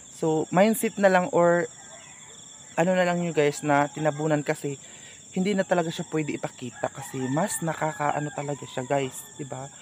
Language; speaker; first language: Filipino; non-native, local second language; Cebuano